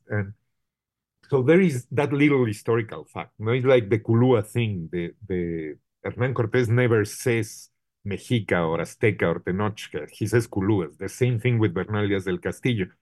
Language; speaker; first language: English; non-native, fluent; Spanish